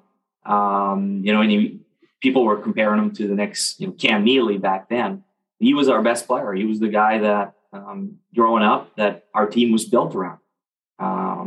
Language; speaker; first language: English; non-native, fluent; French